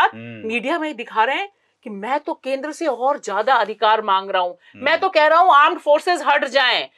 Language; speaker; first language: Hindi; native; Hindi